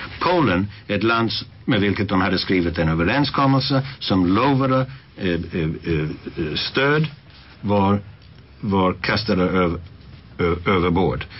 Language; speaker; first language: Swedish; non-native, fluent; English